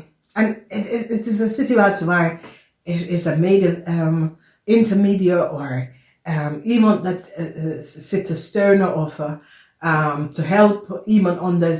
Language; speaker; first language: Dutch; non-native, learner; English